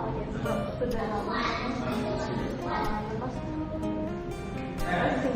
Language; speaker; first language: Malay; non-native, local second language; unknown